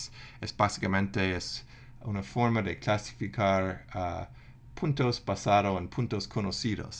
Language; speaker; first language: Spanish; non-native, fluent; English